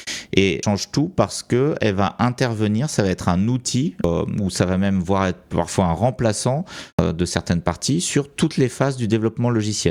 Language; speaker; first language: French; native; French